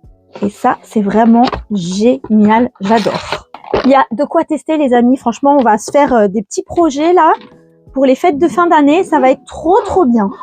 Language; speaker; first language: French; native; French